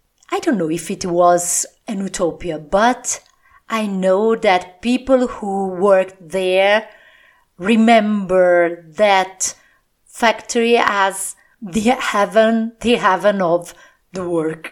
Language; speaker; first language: English; non-native, fluent; Italian